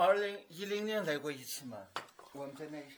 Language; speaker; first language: Chinese; non-native, local second language; Uyghur